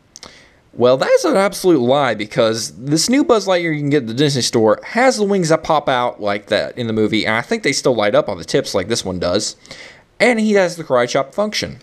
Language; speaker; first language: English; native; English